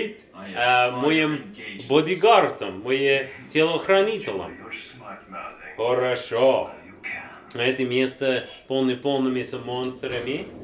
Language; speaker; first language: Russian; non-native, learner; English